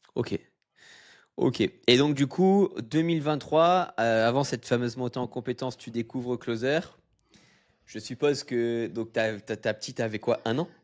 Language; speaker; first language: French; native; French